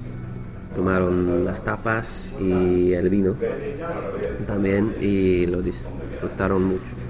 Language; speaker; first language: Spanish; non-native, learner; English